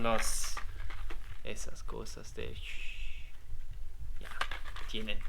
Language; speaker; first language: Spanish; non-native, learner; German